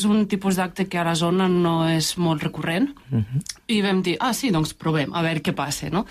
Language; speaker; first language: Catalan; native; Catalan